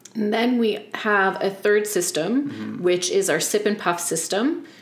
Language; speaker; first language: English; native; English